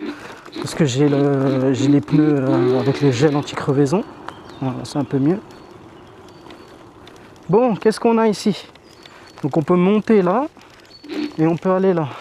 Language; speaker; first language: French; native; French